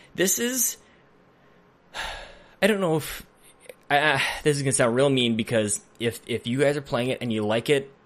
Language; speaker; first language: English; native; English